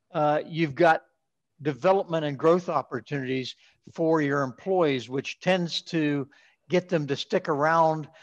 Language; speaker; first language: English; native; English